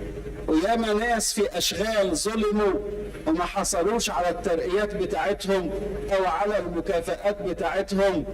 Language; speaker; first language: Arabic; native; Arabic